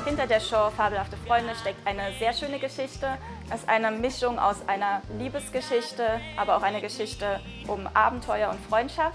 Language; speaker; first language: German; native; German